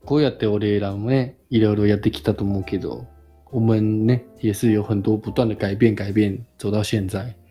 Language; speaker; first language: Japanese; non-native, fluent; Chinese